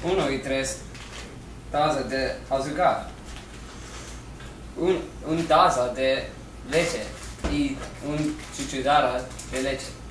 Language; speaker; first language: Spanish; non-native, learner; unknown